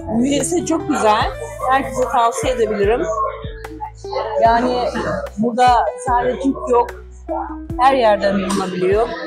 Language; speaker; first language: Turkish; early bilingual, heritage; Turkish